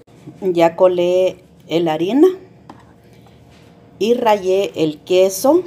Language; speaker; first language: Spanish; native; Spanish